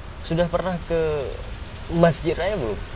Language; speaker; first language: Indonesian; native; Indonesian